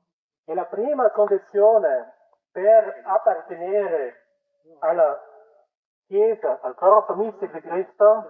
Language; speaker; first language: Italian; non-native, fluent; German